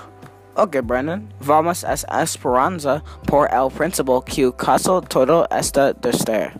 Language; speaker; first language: Spanish; non-native, learner; English